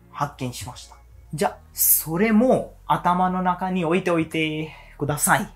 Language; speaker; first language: Japanese; non-native, learner; Hindi